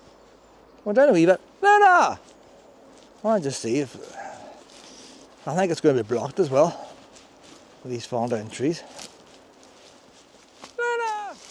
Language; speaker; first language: English; native; English